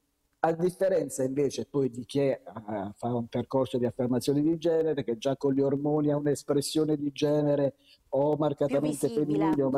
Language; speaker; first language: Italian; native; Italian